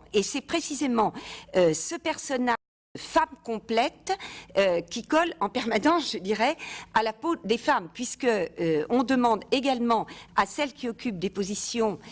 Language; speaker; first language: French; native; French